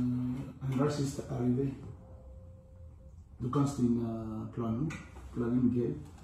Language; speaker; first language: German; non-native, learner; Malagasy